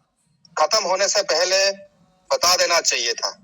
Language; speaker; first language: Hindi; native; Hindi